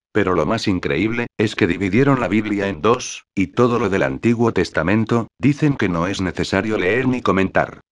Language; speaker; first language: Spanish; native; Spanish